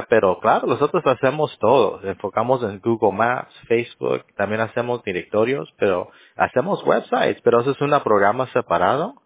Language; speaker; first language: Spanish; early bilingual, heritage; Spanish